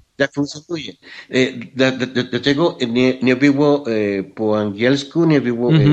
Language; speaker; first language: Polish; non-native, learner; Spanish